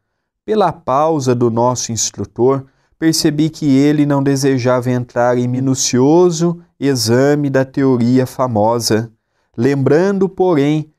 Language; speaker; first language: Portuguese; native; Portuguese